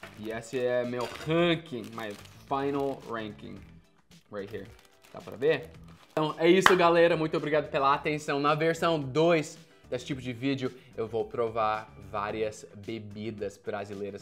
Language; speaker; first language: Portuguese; non-native, fluent; English